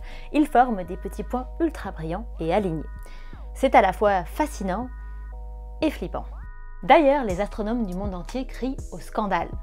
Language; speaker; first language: French; native; French